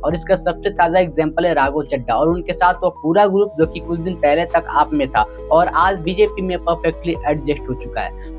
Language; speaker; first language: Hindi; native; Hindi